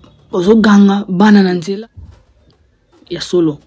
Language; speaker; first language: French; non-native, fluent; English